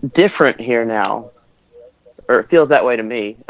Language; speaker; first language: English; native; English